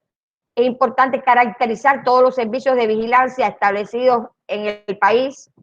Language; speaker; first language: Spanish; native; Spanish